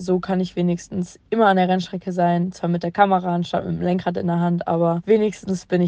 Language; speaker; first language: German; native; German